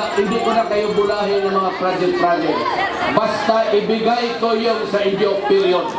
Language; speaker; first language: Filipino; non-native, local second language; Cebuano